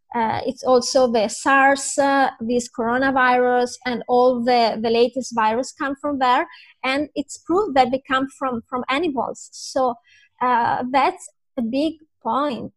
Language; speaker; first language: English; non-native, fluent; Italian